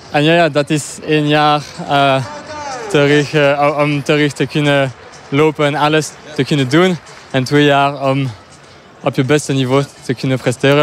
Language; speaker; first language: Dutch; non-native, local second language; French